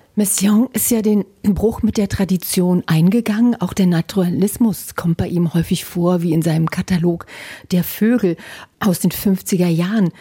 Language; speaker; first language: German; native; German